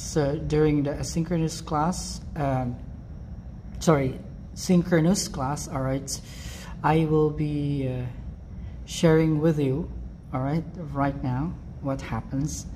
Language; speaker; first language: English; non-native, fluent; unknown